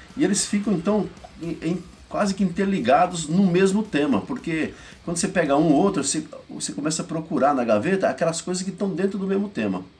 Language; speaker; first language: Portuguese; native; Portuguese